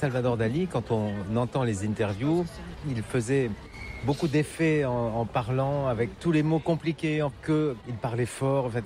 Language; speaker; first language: French; native; French